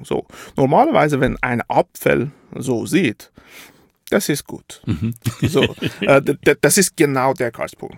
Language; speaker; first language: German; non-native, fluent; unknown